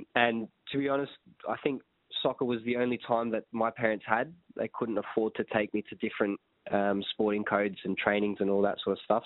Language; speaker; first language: English; native; English